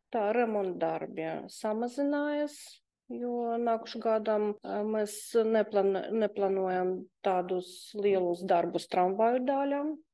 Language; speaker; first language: Latvian; non-native, local second language; Russian